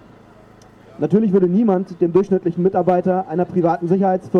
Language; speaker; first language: German; native; German